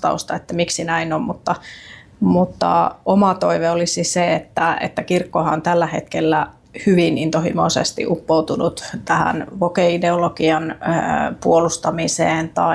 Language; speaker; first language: Finnish; native; Finnish